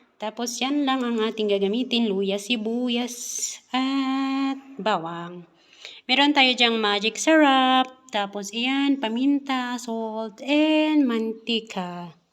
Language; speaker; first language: Filipino; non-native, local second language; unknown